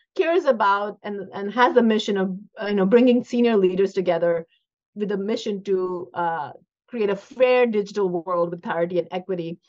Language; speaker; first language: English; non-native, local second language; Hindi